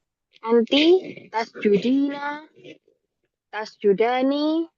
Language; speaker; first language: Arabic; non-native, learner; Indonesian